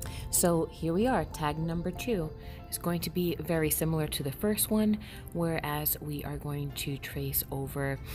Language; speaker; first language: English; native; English